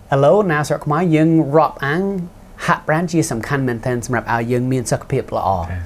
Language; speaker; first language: Khmer; non-native, fluent; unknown